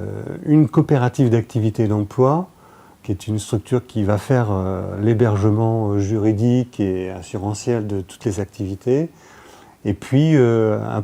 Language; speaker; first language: French; native; French